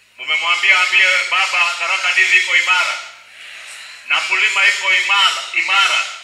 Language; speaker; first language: Swahili; non-native, local second language; Kikuyu